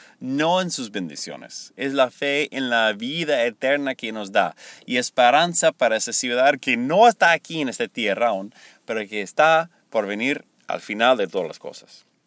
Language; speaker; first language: Spanish; early bilingual, heritage; Spanish